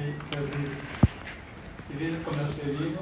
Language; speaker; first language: French; non-native, learner; Khmer